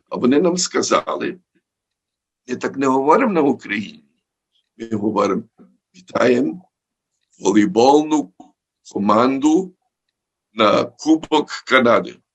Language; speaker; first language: Ukrainian; early bilingual, heritage; Ukrainian